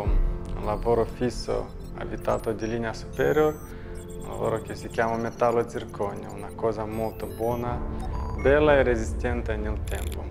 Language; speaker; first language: Italian; non-native, learner; Romanian